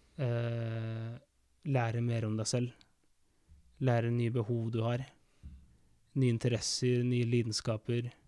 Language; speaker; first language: Norwegian; early bilingual, other home language; Spanish